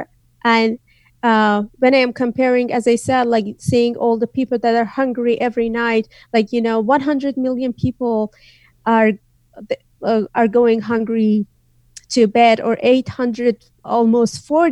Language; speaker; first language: English; non-native, fluent; Azerbaijani